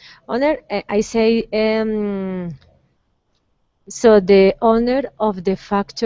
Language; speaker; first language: English; non-native, learner; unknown